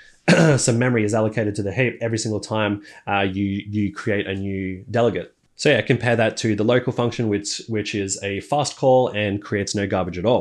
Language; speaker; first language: English; native; English